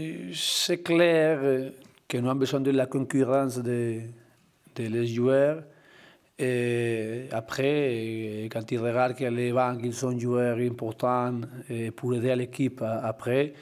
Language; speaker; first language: French; non-native, learner; Spanish